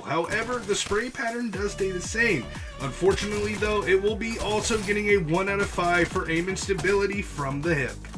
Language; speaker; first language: English; native; English